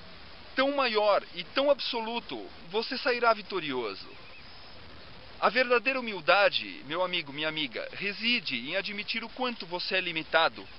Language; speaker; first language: Portuguese; native; Portuguese